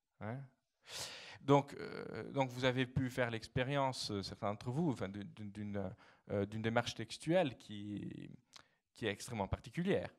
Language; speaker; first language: French; non-native, fluent; Italian